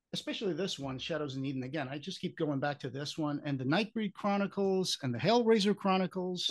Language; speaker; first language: English; non-native, fluent; Portuguese